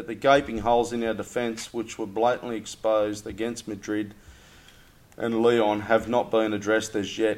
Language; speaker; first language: English; native; English